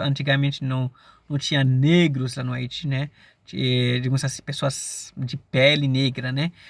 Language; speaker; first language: Portuguese; non-native, fluent; Haitian Creole